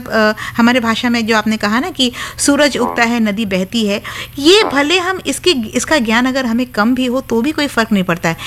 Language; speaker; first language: Hindi; native; Hindi